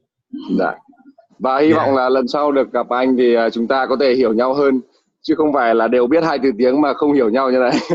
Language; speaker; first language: Vietnamese; native; Vietnamese